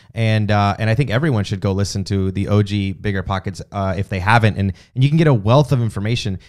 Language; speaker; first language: English; native; English